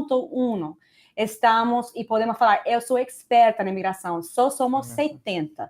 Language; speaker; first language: Portuguese; non-native, fluent; Spanish